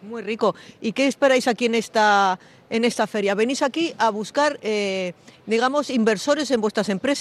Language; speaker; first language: Spanish; native; Spanish